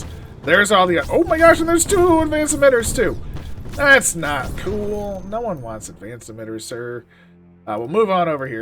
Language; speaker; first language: English; native; English